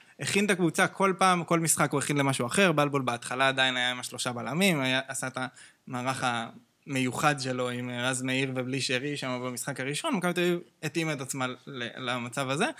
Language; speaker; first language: Hebrew; native; Hebrew